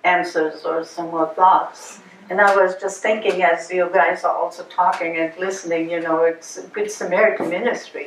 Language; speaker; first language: English; early bilingual, other home language; German